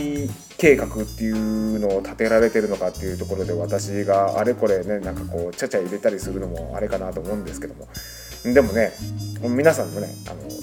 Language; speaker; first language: Japanese; native; Japanese